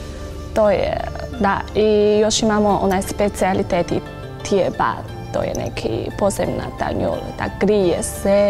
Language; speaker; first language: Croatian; non-native, learner; Chinese